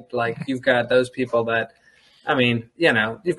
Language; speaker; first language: English; early bilingual, other home language; German